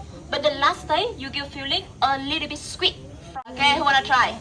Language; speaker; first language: English; non-native, learner; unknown